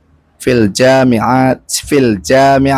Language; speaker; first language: Arabic; non-native, learner; Indonesian